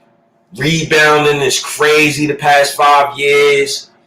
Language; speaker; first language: English; native; English